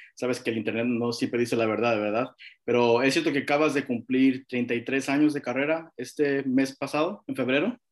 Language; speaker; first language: Spanish; early bilingual, heritage; Spanish